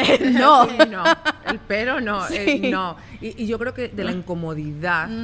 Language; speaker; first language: Spanish; native; Spanish